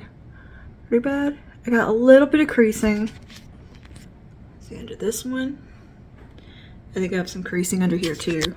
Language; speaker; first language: English; native; English